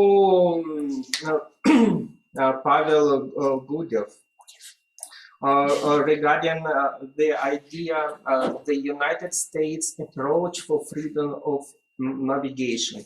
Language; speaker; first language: English; non-native, fluent; Russian